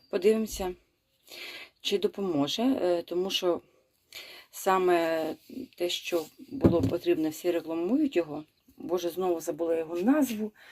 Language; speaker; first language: Ukrainian; non-native, local second language; Russian